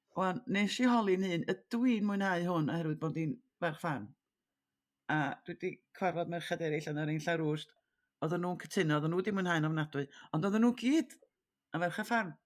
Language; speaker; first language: Welsh; native; Welsh